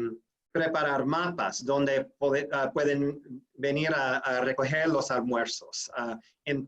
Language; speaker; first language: Spanish; non-native, fluent; English